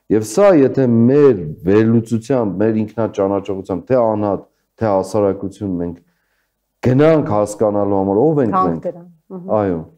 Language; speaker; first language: Armenian; native; Armenian